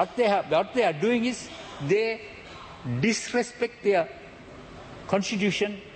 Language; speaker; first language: English; non-native, local second language; Tamil